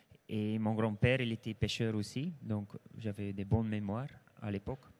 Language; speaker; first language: French; non-native, local second language; Dutch